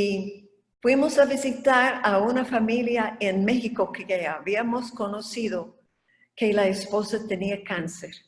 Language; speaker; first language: Spanish; non-native, fluent; English